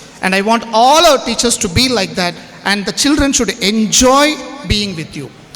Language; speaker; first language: English; non-native, local second language; Tamil